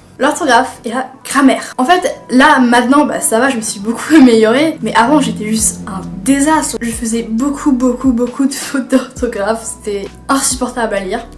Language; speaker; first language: French; early bilingual, other home language; Spanish